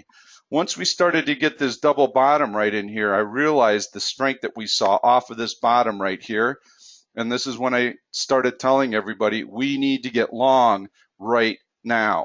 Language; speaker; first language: English; native; English